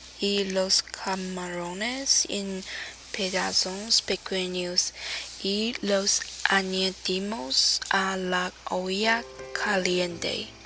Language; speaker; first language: Spanish; non-native, learner; Chinese